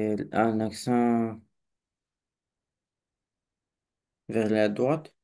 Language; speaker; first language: French; non-native, learner; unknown